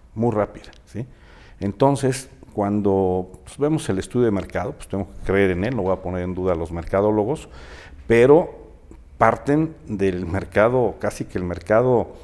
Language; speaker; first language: Spanish; native; Spanish